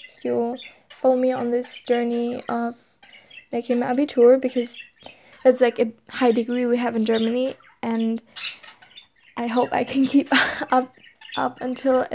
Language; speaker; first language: English; non-native, fluent; German